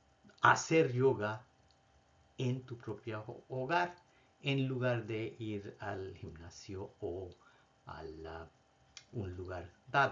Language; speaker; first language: Spanish; non-native, fluent; Bangla